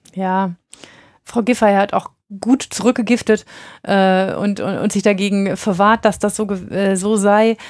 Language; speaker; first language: German; native; German